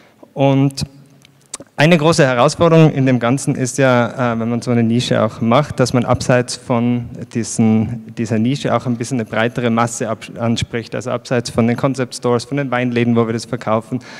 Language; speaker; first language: German; native; German